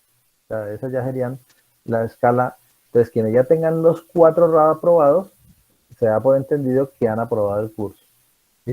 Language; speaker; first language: Spanish; native; Spanish